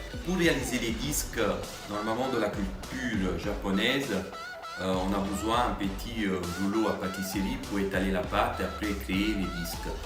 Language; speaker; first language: French; non-native, fluent; Italian